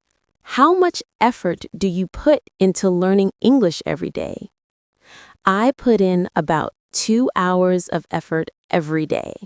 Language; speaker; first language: English; non-native, learner; Vietnamese